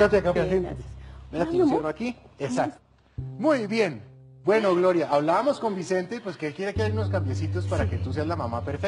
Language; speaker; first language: Spanish; native; Spanish